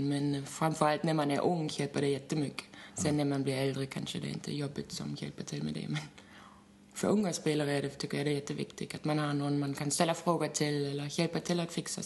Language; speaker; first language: Swedish; non-native, fluent; German